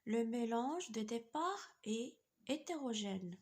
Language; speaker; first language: French; non-native, local second language; Arabic